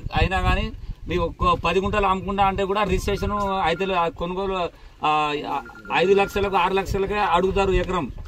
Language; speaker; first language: Telugu; non-native, local second language; Lambadi